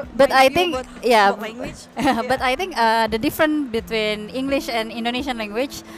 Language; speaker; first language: English; non-native, fluent; Indonesian